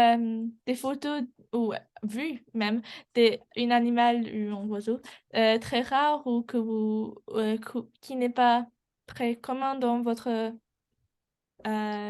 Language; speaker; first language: French; non-native, learner; English